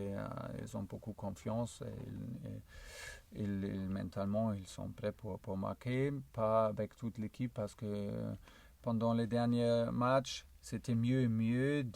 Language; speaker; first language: French; non-native, learner; German